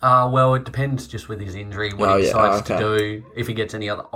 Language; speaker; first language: English; native; English